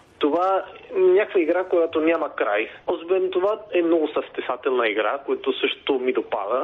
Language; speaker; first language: Bulgarian; non-native, fluent; Spanish